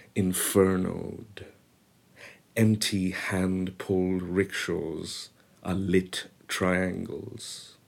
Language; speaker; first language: English; non-native, local second language; Bangla